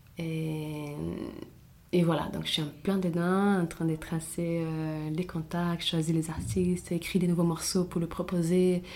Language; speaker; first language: French; non-native, fluent; Portuguese